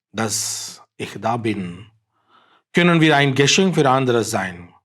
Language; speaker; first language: German; non-native, fluent; Tamil